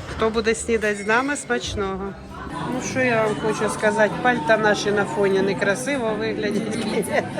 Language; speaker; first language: Ukrainian; native; Ukrainian